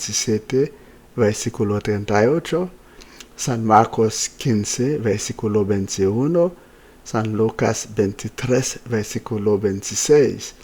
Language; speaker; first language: Spanish; non-native, fluent; Haitian Creole